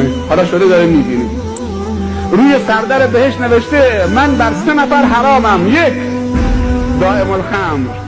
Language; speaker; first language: Persian; native; Persian